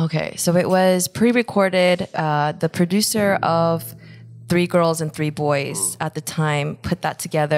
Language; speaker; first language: English; early bilingual, other home language; Korean